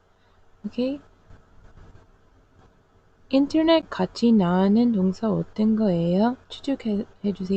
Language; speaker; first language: Korean; non-native, learner; English